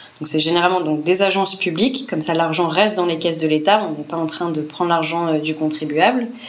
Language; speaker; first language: French; native; French